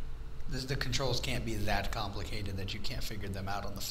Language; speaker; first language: English; native; English